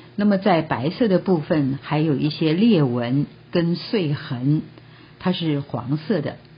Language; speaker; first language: Chinese; native; Chinese